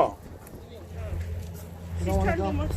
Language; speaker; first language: English; native; English